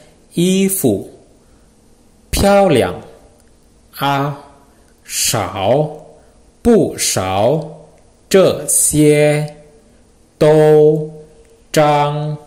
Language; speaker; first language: Chinese; non-native, fluent; Indonesian